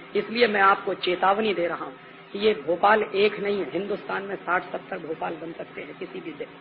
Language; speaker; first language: Hindi; native; Hindi